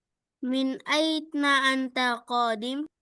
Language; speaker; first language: Arabic; non-native, learner; Indonesian